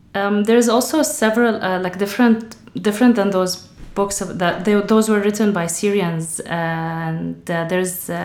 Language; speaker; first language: English; non-native, fluent; Arabic